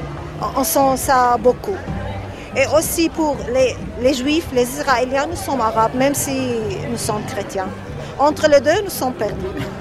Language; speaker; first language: French; non-native, fluent; Arabic